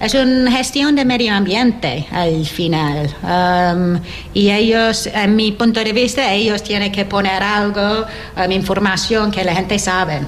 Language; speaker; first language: Spanish; non-native, learner; English